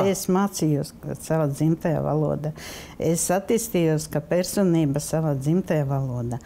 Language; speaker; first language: Latvian; non-native, local second language; Russian